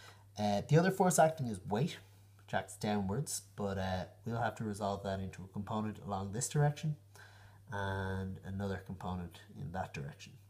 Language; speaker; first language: English; native; English